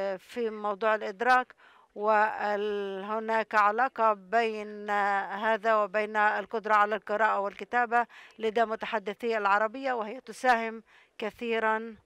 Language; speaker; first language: Arabic; non-native, local second language; Hebrew